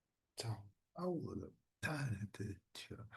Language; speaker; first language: Chinese; non-native, learner; Indonesian